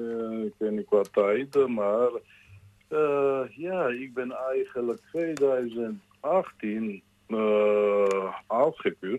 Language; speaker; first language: Dutch; non-native, learner; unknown